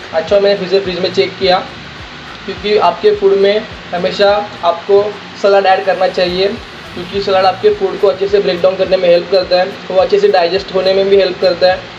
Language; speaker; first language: Hindi; non-native, local second language; Marathi